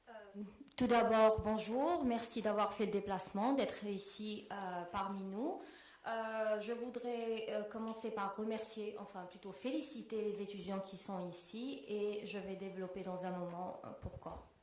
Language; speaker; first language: French; non-native, local second language; Arabic